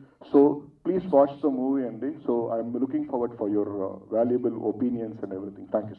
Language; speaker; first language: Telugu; non-native, fluent; Tamil